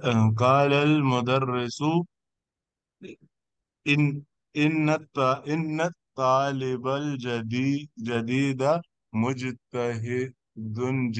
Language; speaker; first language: Arabic; non-native, learner; Urdu